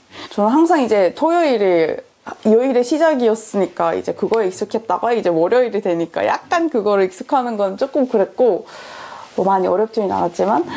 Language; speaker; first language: Korean; non-native, fluent; Persian